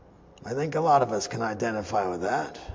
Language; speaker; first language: English; native; English